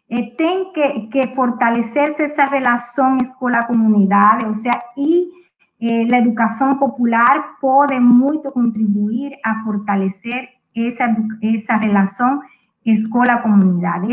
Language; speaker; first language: Portuguese; non-native, fluent; Spanish